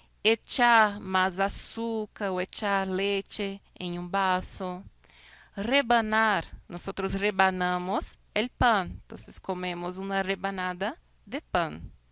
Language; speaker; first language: Spanish; non-native, fluent; Portuguese